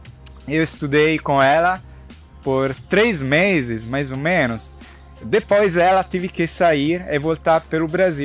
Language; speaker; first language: Portuguese; non-native, fluent; Italian